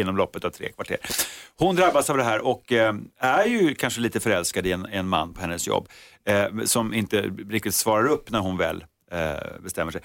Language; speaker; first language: Swedish; native; Swedish